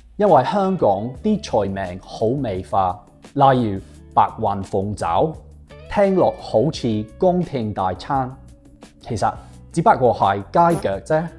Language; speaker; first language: Cantonese; non-native, fluent; English